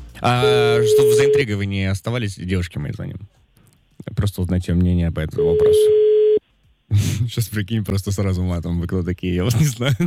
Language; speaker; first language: Russian; native; Russian